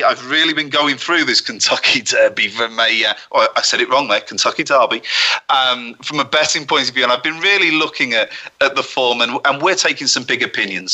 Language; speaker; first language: English; native; English